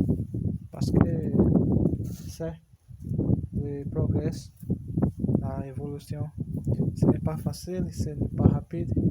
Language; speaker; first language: French; non-native, learner; Portuguese